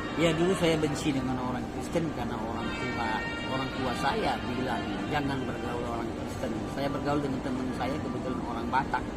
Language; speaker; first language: Indonesian; non-native, local second language; Achinese